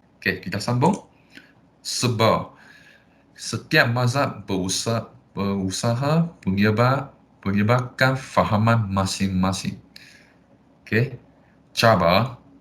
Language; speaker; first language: Malay; non-native, local second language; Chinese